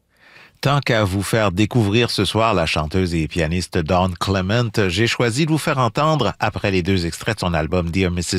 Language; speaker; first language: French; native; French